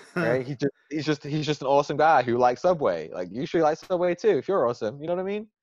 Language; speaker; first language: English; native; English